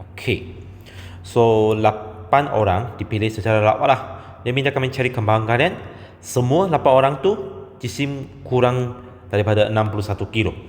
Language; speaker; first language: Malay; non-native, local second language; Chinese